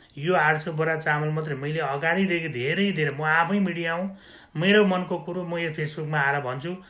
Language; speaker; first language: Nepali; native; Nepali